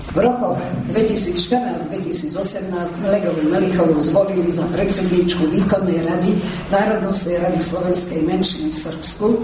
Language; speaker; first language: Slovak; early bilingual, heritage; Slovak